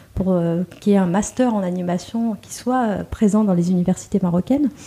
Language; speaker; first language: French; native; French